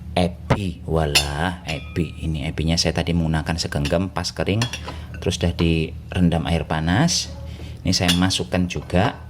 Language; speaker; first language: Indonesian; non-native, local second language; Javanese